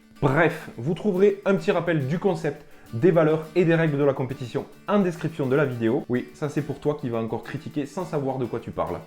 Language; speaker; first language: French; native; French